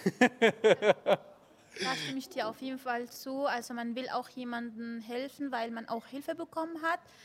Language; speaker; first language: German; early bilingual, other home language; Arabic